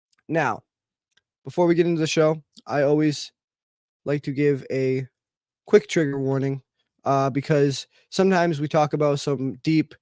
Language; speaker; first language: English; native; English